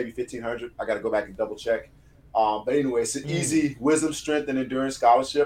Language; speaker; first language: English; native; English